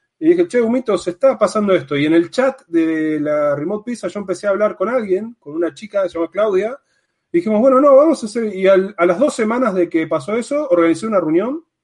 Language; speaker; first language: Spanish; native; Spanish